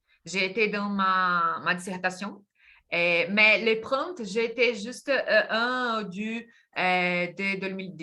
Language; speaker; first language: French; non-native, learner; Portuguese